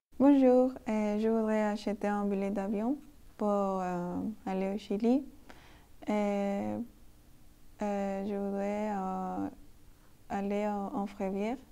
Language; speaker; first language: French; non-native, learner; Spanish